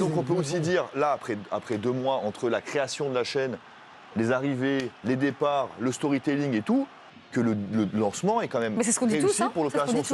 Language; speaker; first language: French; native; French